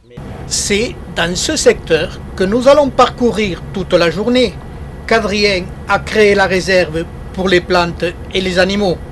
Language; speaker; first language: French; native; French